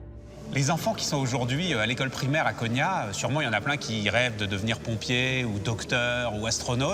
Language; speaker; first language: French; native; French